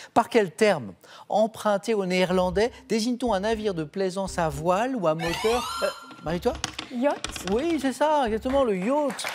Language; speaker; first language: French; native; French